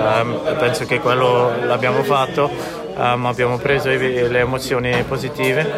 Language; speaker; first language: Italian; non-native, local second language; Swiss German